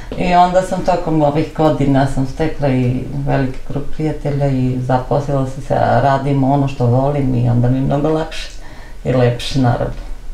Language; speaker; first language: Serbian; non-native, fluent; Armenian